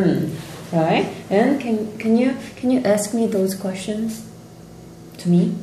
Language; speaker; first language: English; non-native, fluent; Korean